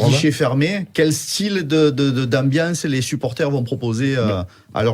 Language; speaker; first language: French; native; French